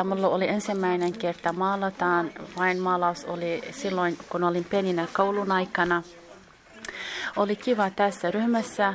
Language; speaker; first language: Finnish; non-native, learner; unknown